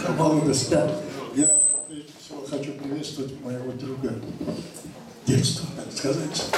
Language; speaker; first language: Russian; non-native, local second language; Armenian